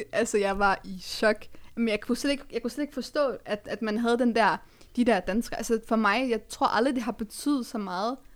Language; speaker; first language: Danish; early bilingual, other home language; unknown